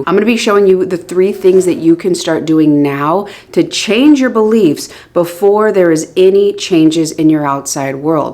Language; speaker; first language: English; native; English